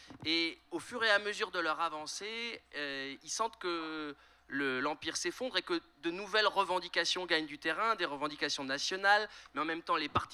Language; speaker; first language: French; native; French